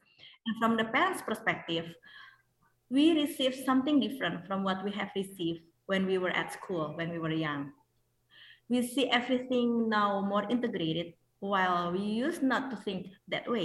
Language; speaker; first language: English; non-native, fluent; Indonesian